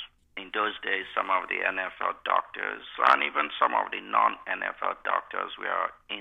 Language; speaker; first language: English; non-native, local second language; Igbo